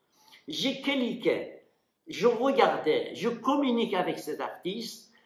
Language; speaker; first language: French; non-native, fluent; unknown